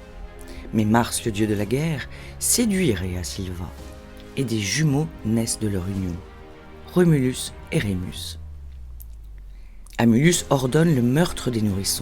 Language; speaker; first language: French; native; French